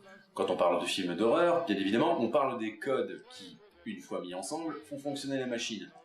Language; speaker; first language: French; native; French